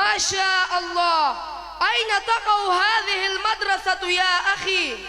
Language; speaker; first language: Arabic; non-native, learner; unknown